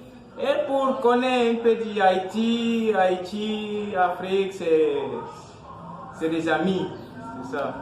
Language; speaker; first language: French; non-native, learner; Fang